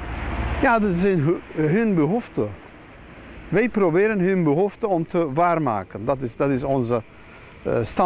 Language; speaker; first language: Dutch; non-native, fluent; Turkish